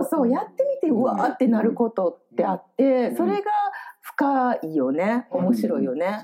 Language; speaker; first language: Japanese; native; Japanese